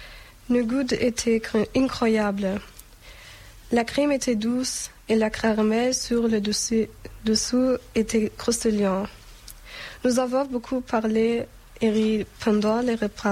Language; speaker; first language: French; non-native, learner; German